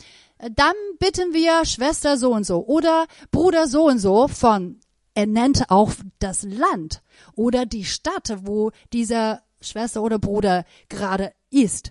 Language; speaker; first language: German; non-native, fluent; Persian